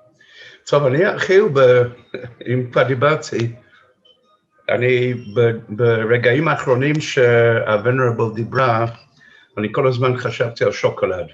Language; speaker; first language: Hebrew; non-native, fluent; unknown